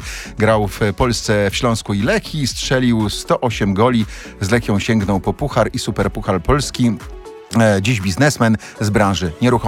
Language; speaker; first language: Polish; native; Polish